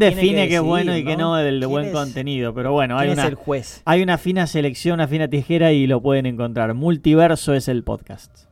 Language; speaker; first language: Spanish; native; Spanish